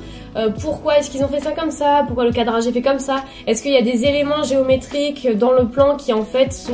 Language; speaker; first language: French; native; French